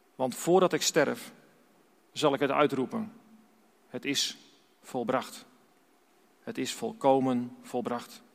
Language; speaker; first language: Dutch; native; Dutch